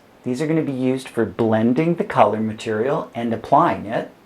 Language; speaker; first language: English; native; English